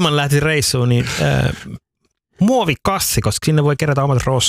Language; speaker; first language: Finnish; early bilingual, other home language; Somali